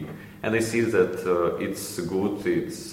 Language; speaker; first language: English; non-native, learner; Ukrainian